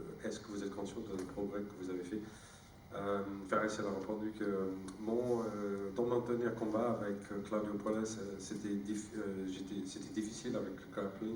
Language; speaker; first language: French; non-native, fluent; English